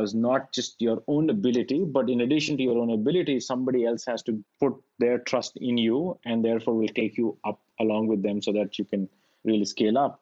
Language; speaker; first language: English; non-native, local second language; Hindi